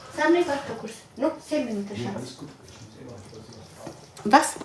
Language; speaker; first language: German; non-native, learner; Amharic